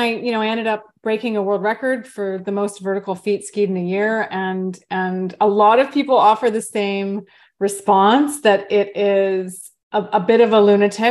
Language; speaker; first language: English; native; English